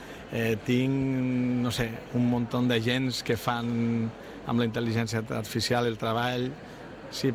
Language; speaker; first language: Catalan; non-native, local second language; Spanish